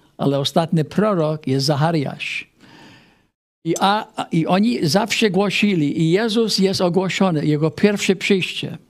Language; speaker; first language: Polish; non-native, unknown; English